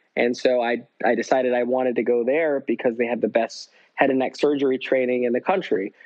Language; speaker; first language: English; native; English